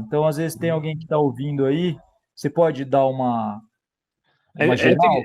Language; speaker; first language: Portuguese; native; Portuguese